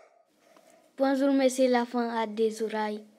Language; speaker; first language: French; non-native, learner; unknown